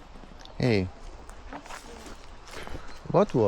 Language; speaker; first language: English; non-native, learner; Italian